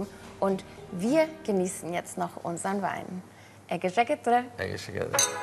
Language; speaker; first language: German; native; German